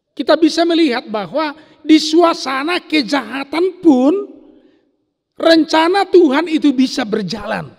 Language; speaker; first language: Indonesian; non-native, local second language; Batak Toba